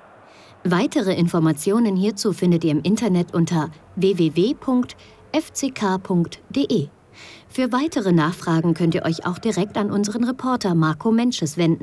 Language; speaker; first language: German; native; German